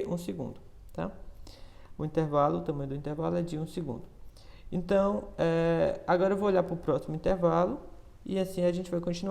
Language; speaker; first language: Portuguese; native; Portuguese